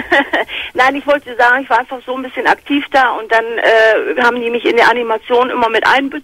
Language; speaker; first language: German; native; German